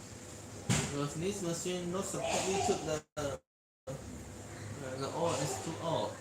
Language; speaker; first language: English; non-native, learner; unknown